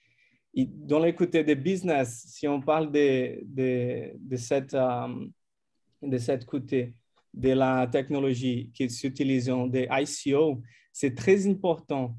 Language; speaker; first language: French; non-native, fluent; Portuguese